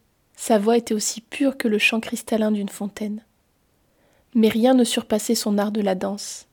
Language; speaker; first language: French; native; French